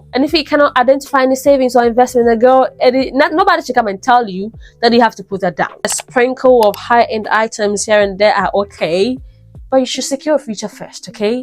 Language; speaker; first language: English; native; English